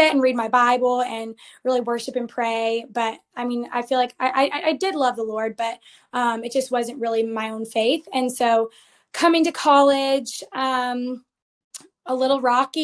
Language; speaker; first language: English; native; English